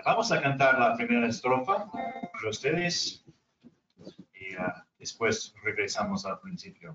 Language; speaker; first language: Spanish; non-native, fluent; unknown